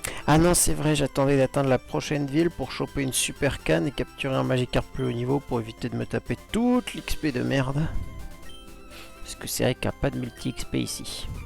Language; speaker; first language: French; native; French